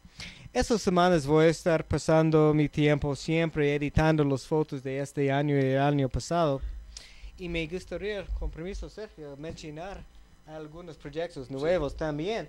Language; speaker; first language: Spanish; non-native, learner; English